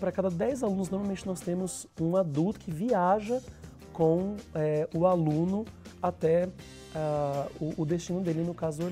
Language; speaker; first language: Portuguese; native; Portuguese